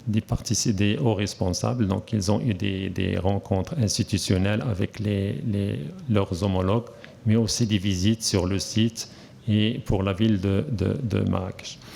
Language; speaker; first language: French; non-native, local second language; Arabic